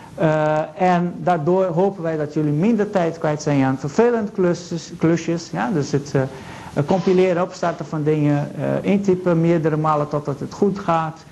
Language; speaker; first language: Dutch; non-native, fluent; Portuguese